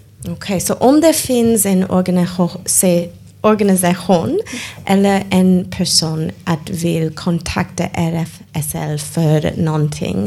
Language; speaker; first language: Swedish; non-native, learner; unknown